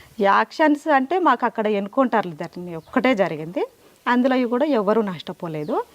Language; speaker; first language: Telugu; native; Telugu